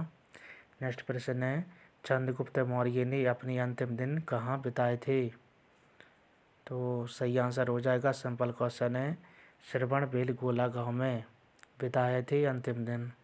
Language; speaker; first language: Hindi; native; Hindi